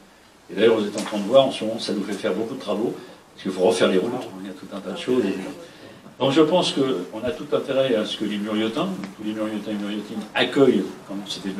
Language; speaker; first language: French; native; French